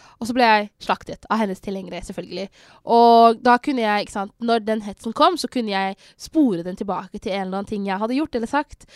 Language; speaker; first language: Norwegian; early bilingual, other home language; Somali